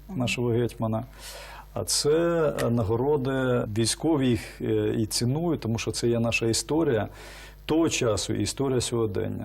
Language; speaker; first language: Ukrainian; native; Ukrainian